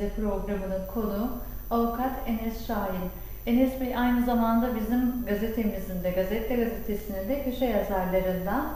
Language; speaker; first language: Turkish; native; Turkish